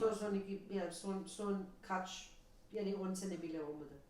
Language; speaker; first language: Turkish; non-native, learner; English